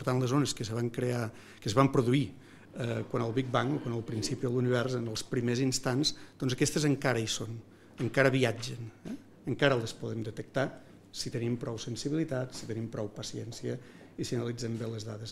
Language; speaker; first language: Catalan; native; Catalan